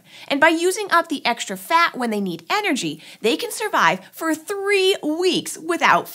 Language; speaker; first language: English; native; English